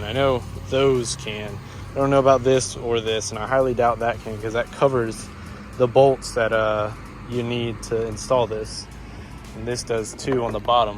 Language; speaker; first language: English; native; English